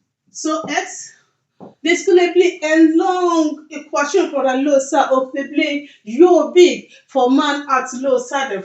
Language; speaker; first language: Swedish; non-native, learner; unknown